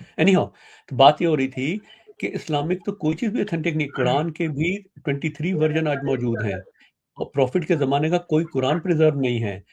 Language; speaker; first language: Urdu; native; Urdu